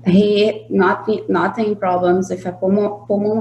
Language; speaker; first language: English; non-native, learner; Portuguese